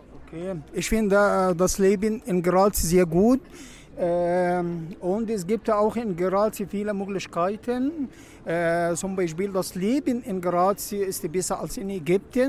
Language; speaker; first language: German; non-native, learner; Arabic